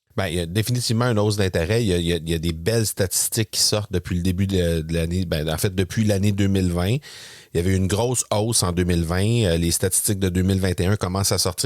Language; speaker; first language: French; native; French